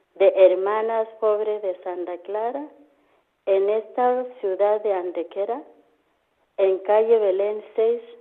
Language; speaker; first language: Spanish; non-native, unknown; Kamba